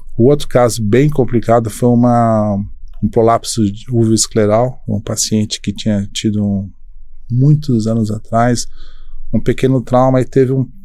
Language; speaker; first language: Portuguese; native; Portuguese